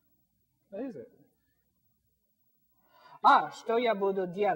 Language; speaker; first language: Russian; non-native, learner; English